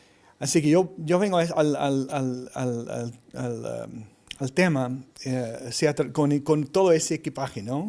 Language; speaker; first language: Spanish; early bilingual, heritage; English